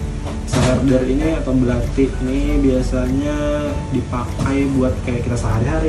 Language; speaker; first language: Indonesian; non-native, local second language; Banjar